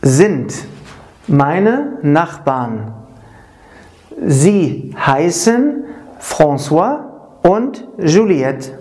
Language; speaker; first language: German; non-native, fluent; Arabic